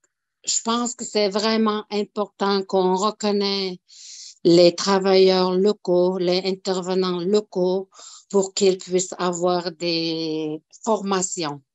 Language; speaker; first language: French; non-native, local second language; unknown